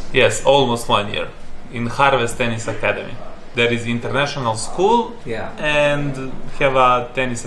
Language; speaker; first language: English; non-native, learner; Serbian